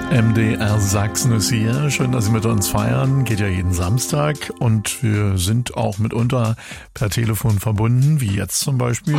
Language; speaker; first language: German; native; German